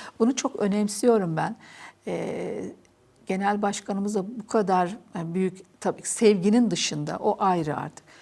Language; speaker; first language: Turkish; native; Turkish